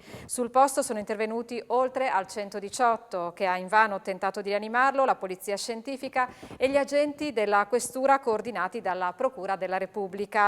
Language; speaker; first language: Italian; native; Italian